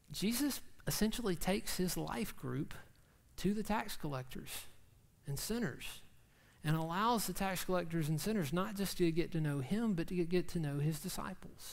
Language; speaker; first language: English; native; English